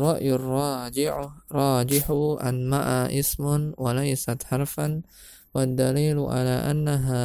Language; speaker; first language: Arabic; non-native, fluent; Indonesian